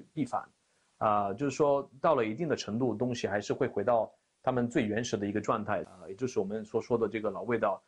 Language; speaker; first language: Chinese; non-native, fluent; Italian